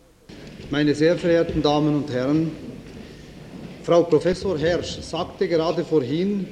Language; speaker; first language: German; native; German